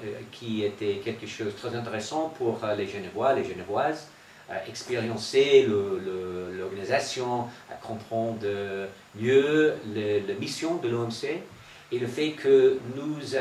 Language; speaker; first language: French; non-native, fluent; English